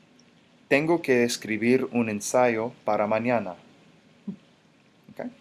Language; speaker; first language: Spanish; non-native, fluent; English